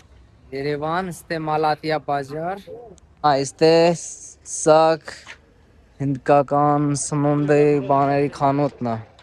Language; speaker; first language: Armenian; non-native, learner; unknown